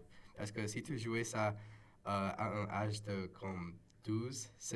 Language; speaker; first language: French; non-native, local second language; English